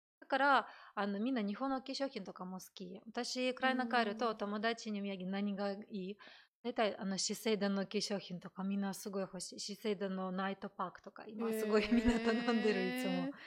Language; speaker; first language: Japanese; non-native, fluent; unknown